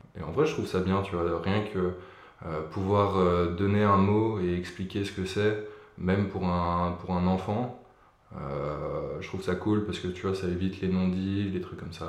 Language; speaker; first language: French; native; French